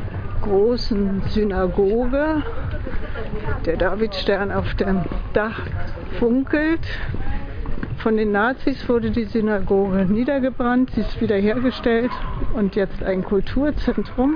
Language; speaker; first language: German; native; German